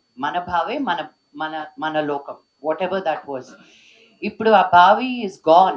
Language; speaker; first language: Telugu; native; Telugu